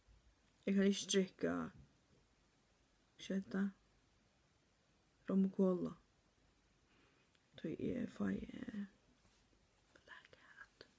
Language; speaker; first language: Norwegian; non-native, learner; Faroese